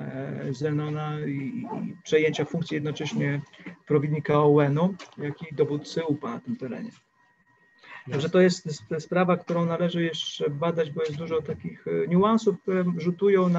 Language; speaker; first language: Polish; native; Polish